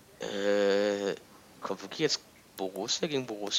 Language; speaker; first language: German; native; German